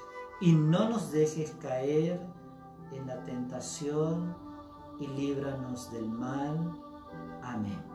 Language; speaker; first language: Spanish; native; Spanish